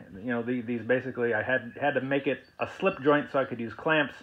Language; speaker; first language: English; native; English